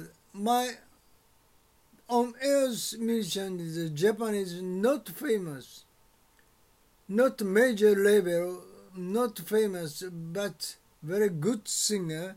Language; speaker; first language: English; non-native, learner; Japanese